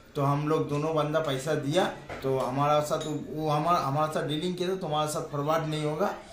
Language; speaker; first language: Hindi; non-native, local second language; Bangla